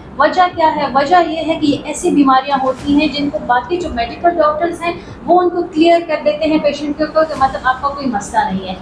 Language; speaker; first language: Urdu; non-native, local second language; Pashto